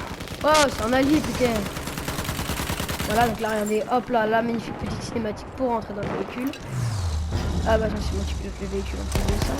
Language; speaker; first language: French; native; French